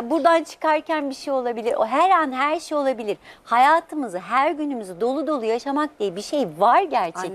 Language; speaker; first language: Turkish; native; Turkish